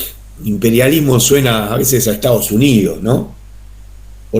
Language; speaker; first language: Spanish; native; Spanish